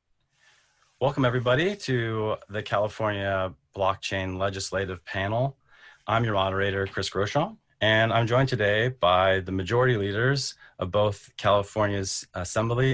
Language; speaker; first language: English; native; English